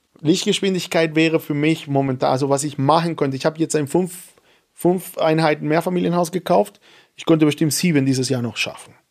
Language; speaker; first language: German; non-native, fluent; Spanish